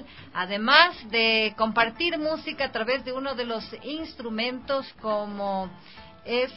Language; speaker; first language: Spanish; native; Spanish